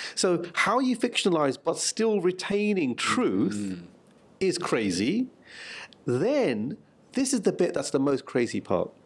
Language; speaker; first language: English; native; English